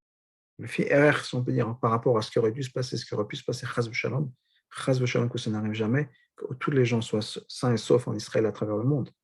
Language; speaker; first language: French; native; French